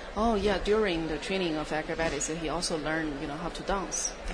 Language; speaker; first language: English; non-native, fluent; Chinese